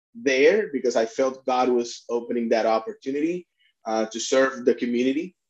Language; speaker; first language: English; non-native, fluent; Spanish